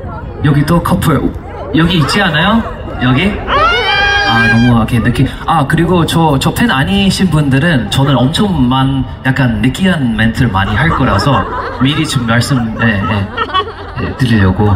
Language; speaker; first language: Korean; non-native, fluent; English